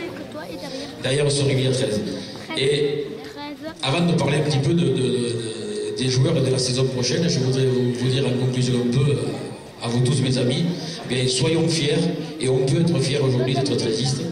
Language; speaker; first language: French; native; French